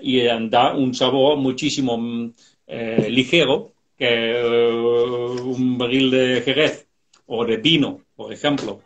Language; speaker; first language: Spanish; non-native, fluent; Dutch